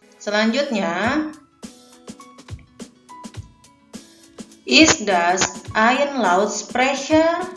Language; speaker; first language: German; non-native, fluent; Indonesian